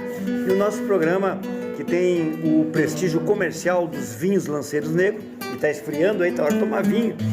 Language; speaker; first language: Portuguese; native; Portuguese